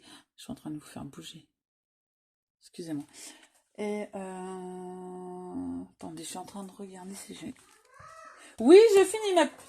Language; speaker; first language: French; native; French